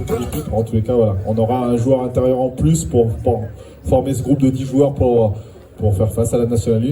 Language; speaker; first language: French; native; French